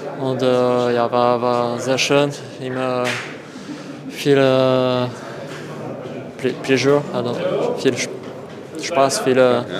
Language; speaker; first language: German; non-native, learner; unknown